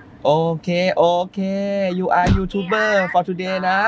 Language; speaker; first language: English; non-native, learner; Thai